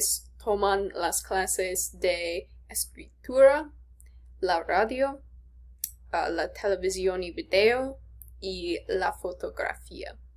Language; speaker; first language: Spanish; non-native, learner; English